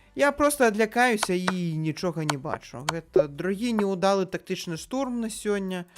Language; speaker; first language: Belarusian; non-native, local second language; Russian